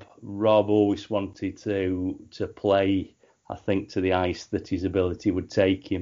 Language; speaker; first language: English; native; English